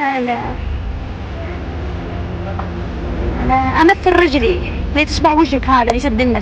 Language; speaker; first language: Arabic; native; Arabic